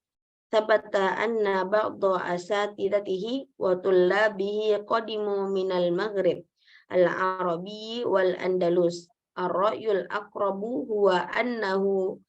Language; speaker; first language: Arabic; non-native, learner; Indonesian